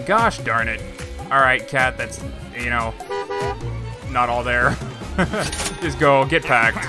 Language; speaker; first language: English; native; English